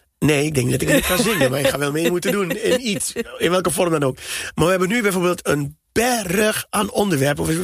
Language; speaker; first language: Dutch; native; Dutch